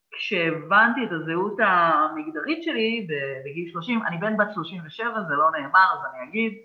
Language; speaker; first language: Hebrew; native; Hebrew